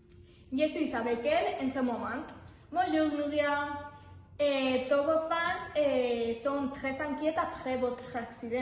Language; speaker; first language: French; non-native, learner; Spanish